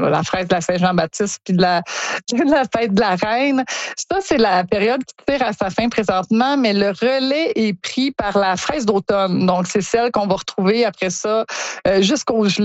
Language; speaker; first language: French; native; French